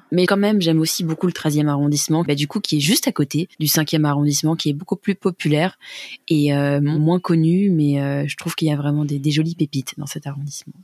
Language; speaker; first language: French; native; French